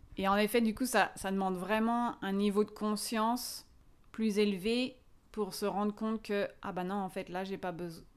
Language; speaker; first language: French; native; French